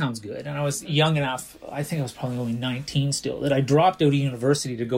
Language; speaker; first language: English; native; English